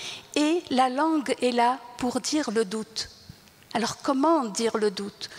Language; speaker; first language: French; non-native, local second language; Arabic